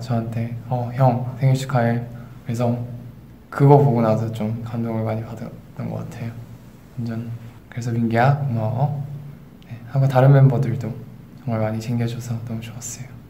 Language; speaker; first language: Korean; early bilingual, other home language; English